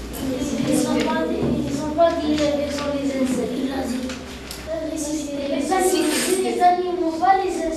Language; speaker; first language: French; non-native, learner; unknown